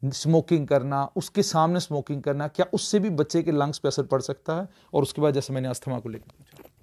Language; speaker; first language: Hindi; native; Hindi